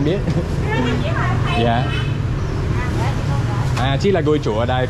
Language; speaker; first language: Vietnamese; early bilingual, heritage; Vietnamese